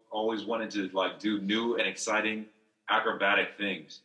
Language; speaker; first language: English; native; English